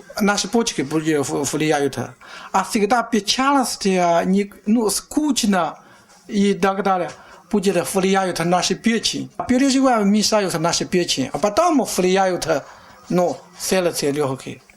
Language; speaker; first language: Russian; non-native, learner; Chinese